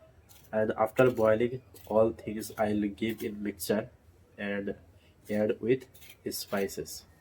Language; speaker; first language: English; non-native, learner; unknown